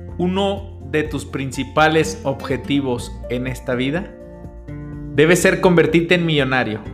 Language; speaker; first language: Spanish; native; Spanish